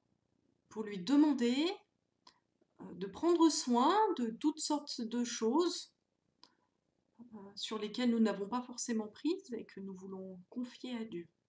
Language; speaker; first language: French; native; French